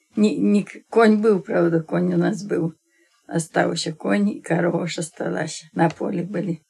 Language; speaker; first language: Belarusian; native; Belarusian